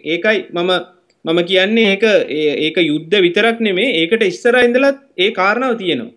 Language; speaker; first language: Sinhala; non-native, local second language; Tamil